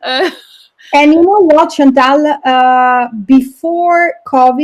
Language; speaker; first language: English; non-native, fluent; Italian